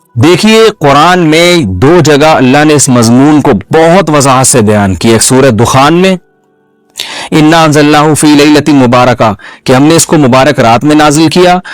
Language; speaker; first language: Urdu; non-native, local second language; Pashto